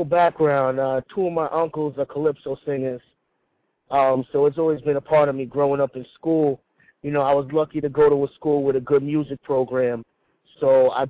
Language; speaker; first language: English; native; English